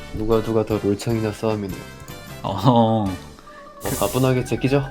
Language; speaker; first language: Korean; native; Korean